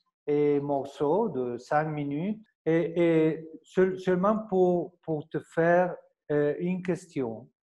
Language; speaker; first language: French; non-native, fluent; Spanish